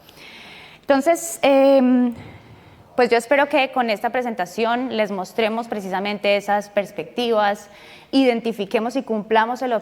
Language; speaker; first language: Spanish; native; Spanish